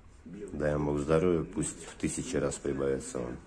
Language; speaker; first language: Russian; native; Russian